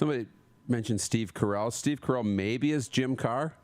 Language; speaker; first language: English; native; English